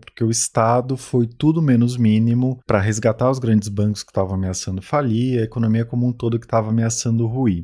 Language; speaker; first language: Portuguese; native; Portuguese